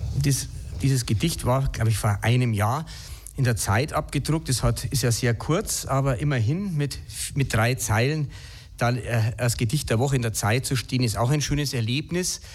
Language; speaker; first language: German; native; German